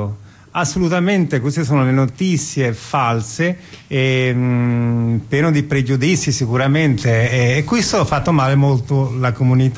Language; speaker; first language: Italian; non-native, fluent; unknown